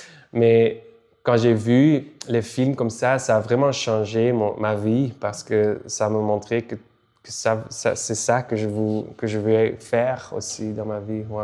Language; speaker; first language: French; non-native, local second language; Dutch